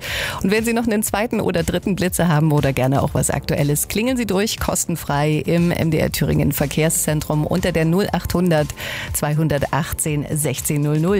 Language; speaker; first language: German; native; German